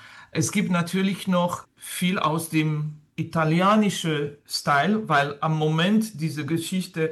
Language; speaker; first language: German; non-native, fluent; French